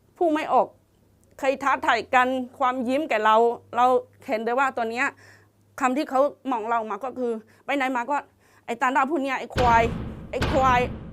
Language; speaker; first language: Thai; non-native, fluent; Burmese